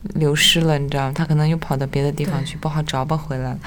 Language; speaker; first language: Chinese; non-native, local second language; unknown